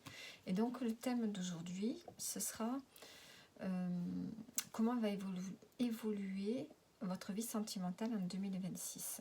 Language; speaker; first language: French; native; French